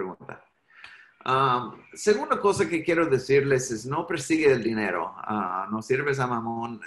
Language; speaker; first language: Spanish; non-native, fluent; English